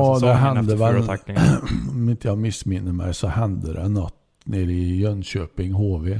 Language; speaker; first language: Swedish; native; Swedish